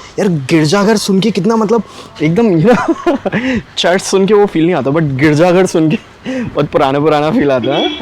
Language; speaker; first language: Hindi; native; Hindi